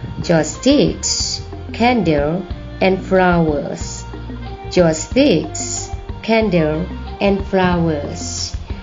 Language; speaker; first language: English; non-native, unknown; Thai